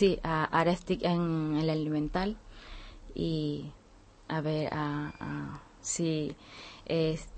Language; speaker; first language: Catalan; non-native, learner; Spanish